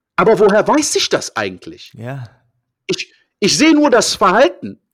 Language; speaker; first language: German; early bilingual, other home language; French